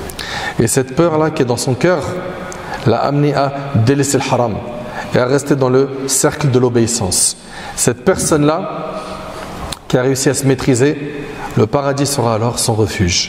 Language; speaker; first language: French; native; French